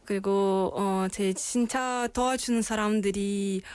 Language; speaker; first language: Korean; non-native, learner; Russian